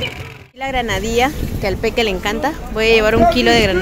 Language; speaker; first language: Spanish; native; Spanish